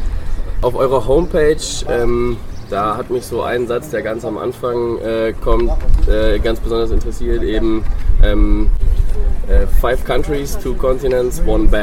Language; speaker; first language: German; native; German